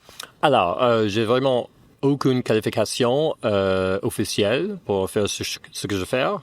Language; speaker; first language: French; non-native, fluent; English